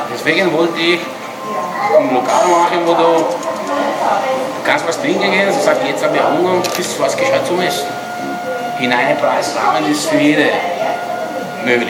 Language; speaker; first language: German; non-native, fluent; Italian